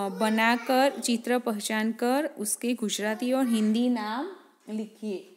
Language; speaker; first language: Hindi; non-native, local second language; Gujarati